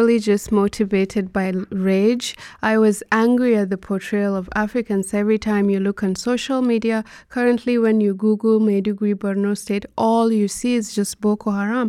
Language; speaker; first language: English; non-native, local second language; Hausa